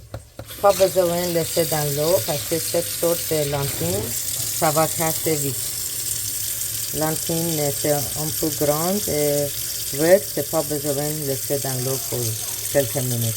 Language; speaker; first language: French; non-native, learner; Persian